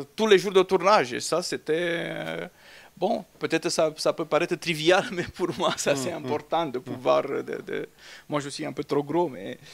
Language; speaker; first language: French; non-native, fluent; Romanian